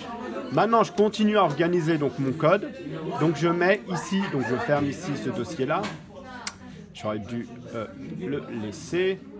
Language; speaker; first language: French; native; French